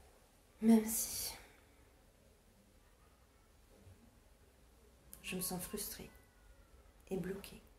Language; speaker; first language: French; non-native, fluent; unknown